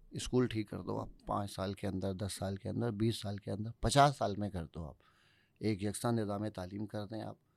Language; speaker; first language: Urdu; native; Urdu